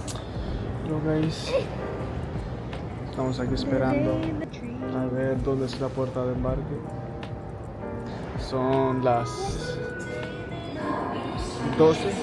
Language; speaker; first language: Spanish; early bilingual, other home language; Filipino